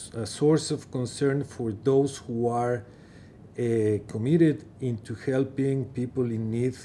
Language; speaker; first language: English; non-native, fluent; Persian